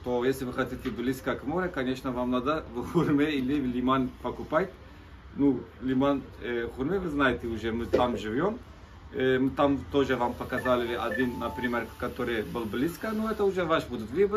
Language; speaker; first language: Russian; non-native, learner; Turkish